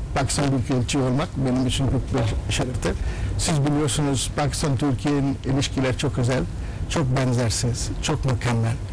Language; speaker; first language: Turkish; non-native, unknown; Urdu